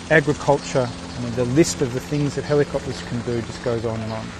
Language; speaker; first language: English; native; English